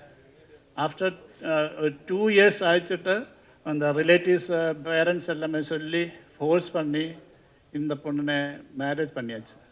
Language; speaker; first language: Tamil; non-native, learner; Malayalam